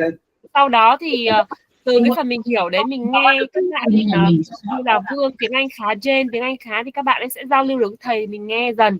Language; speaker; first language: Vietnamese; native; Vietnamese